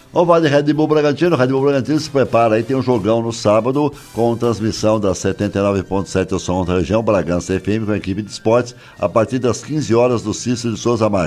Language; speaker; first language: Portuguese; native; Portuguese